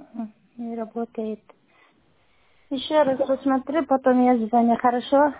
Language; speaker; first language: Russian; non-native, learner; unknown